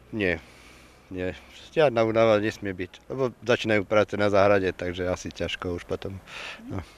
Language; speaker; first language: Slovak; native; Slovak